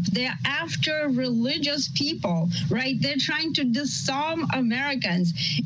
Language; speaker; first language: English; non-native, fluent; Russian